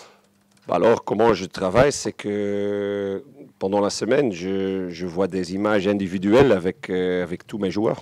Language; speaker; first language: French; non-native, local second language; Dutch